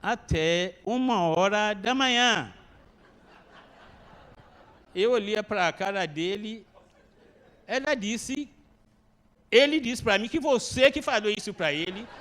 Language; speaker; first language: Portuguese; non-native, learner; Arabic